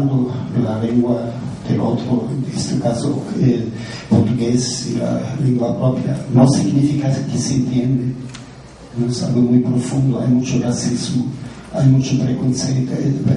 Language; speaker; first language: Spanish; non-native, fluent; German